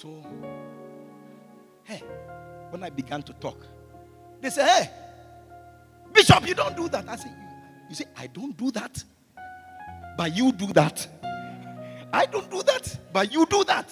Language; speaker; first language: English; non-native, local second language; Ga